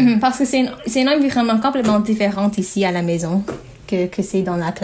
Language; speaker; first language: French; non-native, learner; English